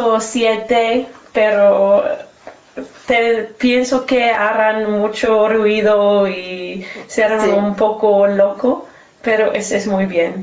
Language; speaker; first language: Spanish; non-native, learner; English